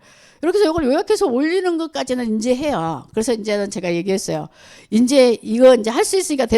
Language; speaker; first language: Korean; native; Korean